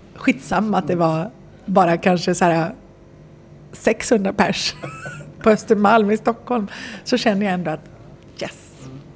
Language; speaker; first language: Swedish; native; Swedish